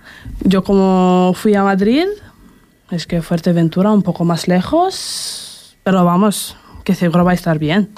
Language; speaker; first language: Spanish; non-native, fluent; Romanian